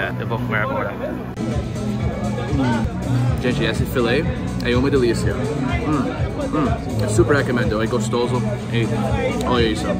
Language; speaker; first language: Portuguese; non-native, fluent; English